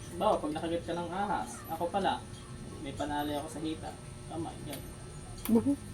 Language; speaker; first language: Filipino; non-native, local second language; Iloko